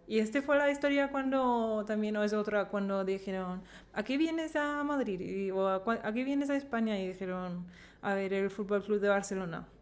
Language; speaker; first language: Spanish; non-native, fluent; Danish